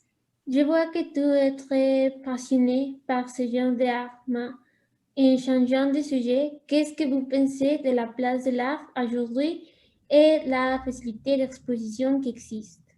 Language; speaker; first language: French; non-native, learner; Spanish